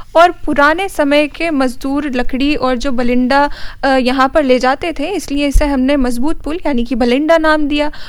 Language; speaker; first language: Hindi; native; Hindi